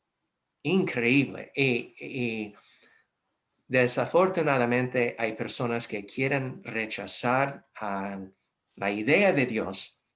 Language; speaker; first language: Spanish; non-native, fluent; English